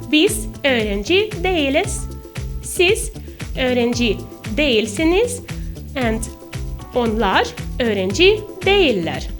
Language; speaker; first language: Turkish; non-native, fluent; Russian